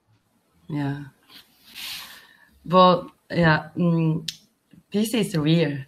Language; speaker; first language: English; non-native, learner; Korean